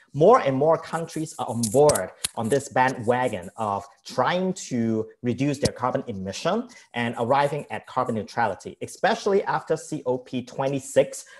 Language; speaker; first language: English; non-native, local second language; Cantonese